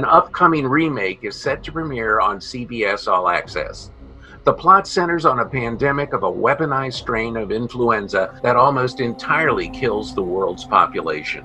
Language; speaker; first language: English; native; English